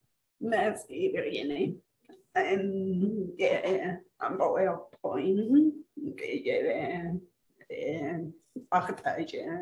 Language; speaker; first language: French; non-native, fluent; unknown